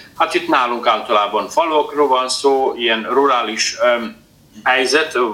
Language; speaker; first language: Hungarian; non-native, local second language; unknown